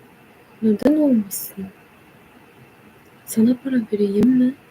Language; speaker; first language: Turkish; non-native, learner; English